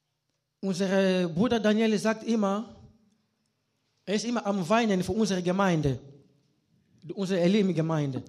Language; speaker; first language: German; non-native, learner; Lingala